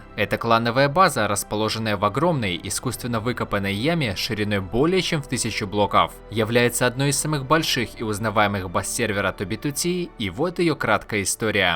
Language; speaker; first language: Russian; native; Russian